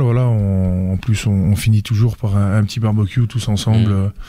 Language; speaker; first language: French; native; French